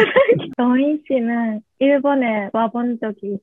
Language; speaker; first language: Korean; non-native, learner; Japanese